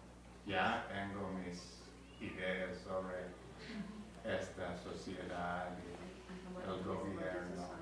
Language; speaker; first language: Spanish; non-native, learner; English